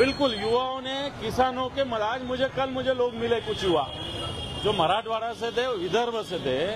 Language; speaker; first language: Hindi; non-native, local second language; Marathi